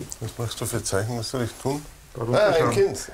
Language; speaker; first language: German; native; German